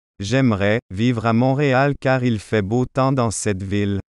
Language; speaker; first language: French; non-native, fluent; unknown